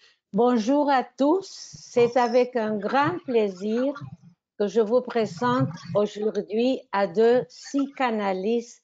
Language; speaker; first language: French; non-native, fluent; Spanish